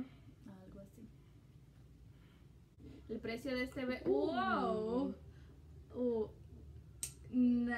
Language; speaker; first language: Spanish; early bilingual, heritage; Spanish